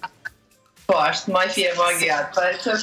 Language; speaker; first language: Albanian; native; Albanian